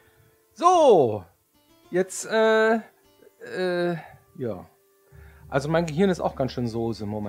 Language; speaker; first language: German; native; German